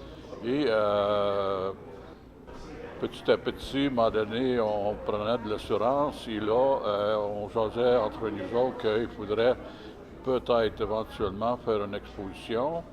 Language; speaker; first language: French; native; French